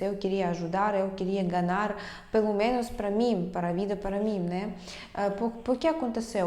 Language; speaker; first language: Portuguese; non-native, fluent; Russian